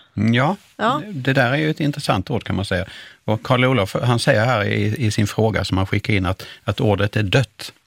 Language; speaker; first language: Swedish; native; Swedish